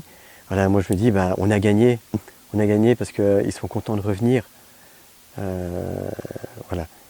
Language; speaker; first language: French; native; French